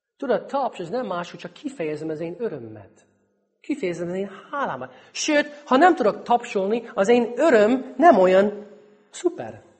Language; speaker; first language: Hungarian; non-native, fluent; English